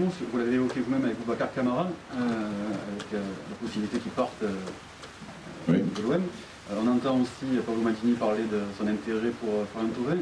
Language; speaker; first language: French; native; French